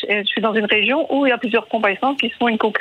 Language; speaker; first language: French; native; French